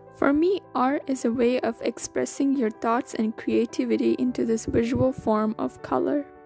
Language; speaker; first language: English; native; English